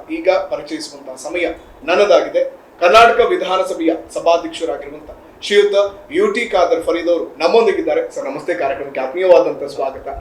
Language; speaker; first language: Kannada; native; Kannada